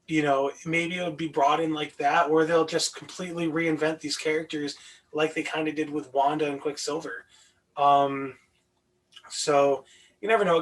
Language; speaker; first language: English; native; English